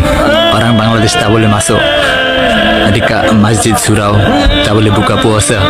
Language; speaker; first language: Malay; non-native, learner; Bangla